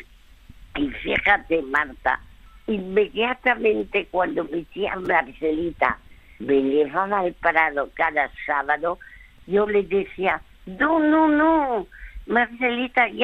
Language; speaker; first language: Spanish; early bilingual, other home language; French